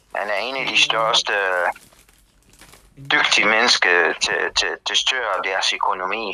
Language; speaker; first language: Danish; non-native, learner; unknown